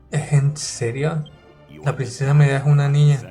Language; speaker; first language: Spanish; native; Spanish